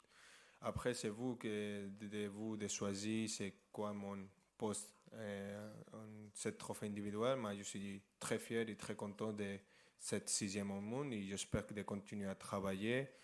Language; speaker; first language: French; non-native, fluent; Spanish